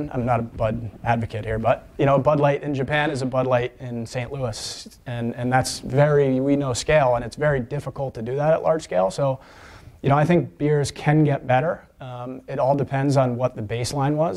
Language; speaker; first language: English; native; English